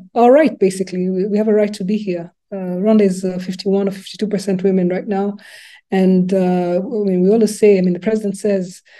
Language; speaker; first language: English; non-native, local second language; Luba-Lulua